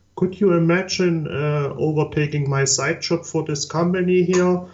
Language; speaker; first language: English; non-native, learner; German